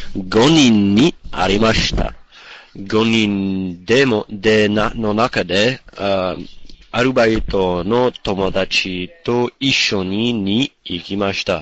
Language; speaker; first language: Japanese; non-native, learner; English